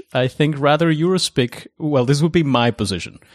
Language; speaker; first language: English; non-native, fluent; Spanish